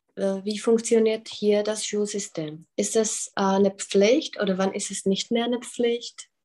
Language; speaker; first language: German; non-native, fluent; Czech